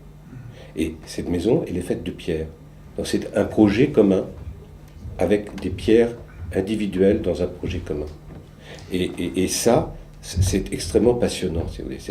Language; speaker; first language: French; early bilingual, other home language; Romanian